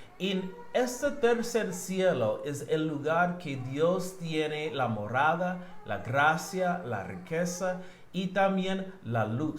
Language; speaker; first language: Spanish; non-native, learner; English